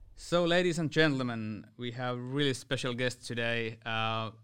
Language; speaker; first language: English; non-native, fluent; Finnish